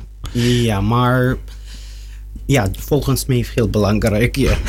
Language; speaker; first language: Dutch; non-native, learner; Russian